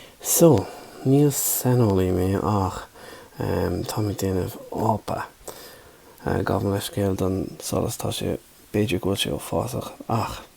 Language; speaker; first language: Irish; non-native, local second language; English